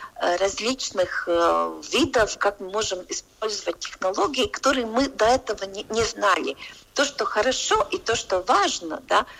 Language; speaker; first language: Russian; non-native, local second language; Latvian